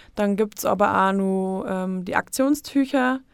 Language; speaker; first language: German; native; German